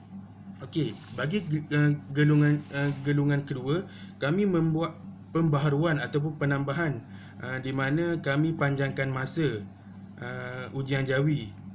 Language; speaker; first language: Malay; native; Malay